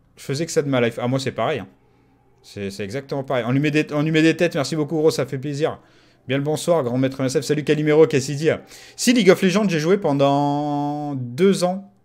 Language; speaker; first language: French; native; French